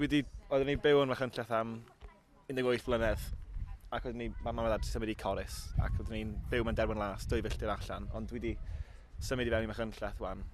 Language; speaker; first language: Welsh; native; Welsh